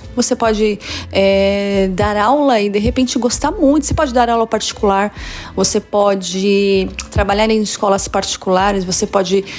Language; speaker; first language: Portuguese; native; Portuguese